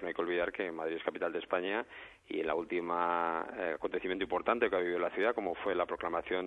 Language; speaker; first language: Spanish; native; Spanish